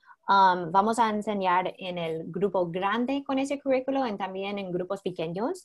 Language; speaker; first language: Spanish; non-native, fluent; English